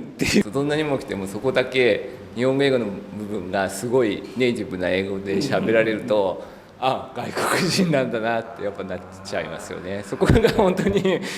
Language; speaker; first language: Japanese; native; Japanese